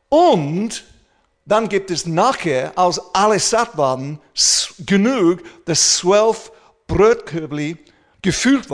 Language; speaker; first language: German; non-native, fluent; English